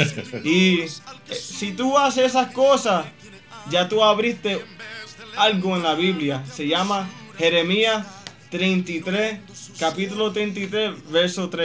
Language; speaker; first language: Spanish; native; Spanish